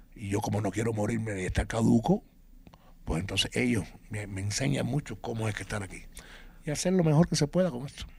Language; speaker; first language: Spanish; native; Spanish